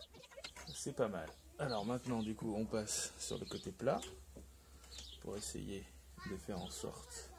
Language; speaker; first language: French; native; French